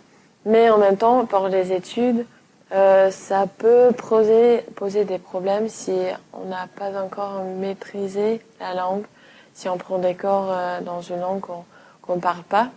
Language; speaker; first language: French; non-native, fluent; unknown